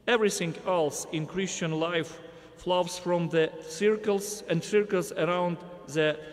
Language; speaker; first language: English; non-native, fluent; Ukrainian